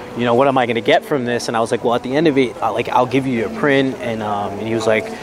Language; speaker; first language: English; native; English